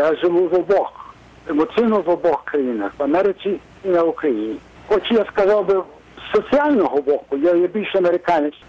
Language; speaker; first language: Ukrainian; early bilingual, heritage; Ukrainian